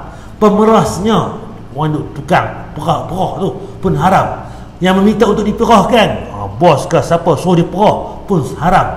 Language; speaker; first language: Malay; native; Malay